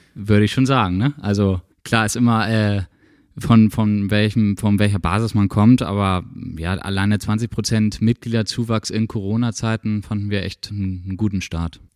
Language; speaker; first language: German; native; German